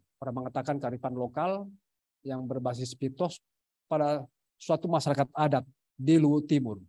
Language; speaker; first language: Indonesian; native; Indonesian